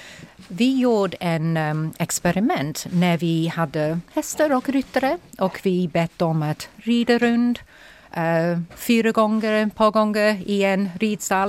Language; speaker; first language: Swedish; non-native, fluent; English